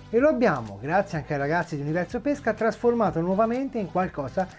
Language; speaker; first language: Italian; native; Italian